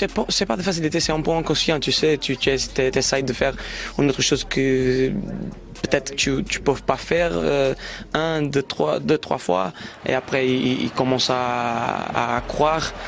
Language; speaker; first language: French; non-native, fluent; Portuguese